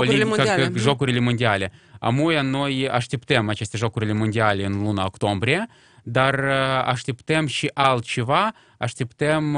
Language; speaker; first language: Romanian; non-native, local second language; Russian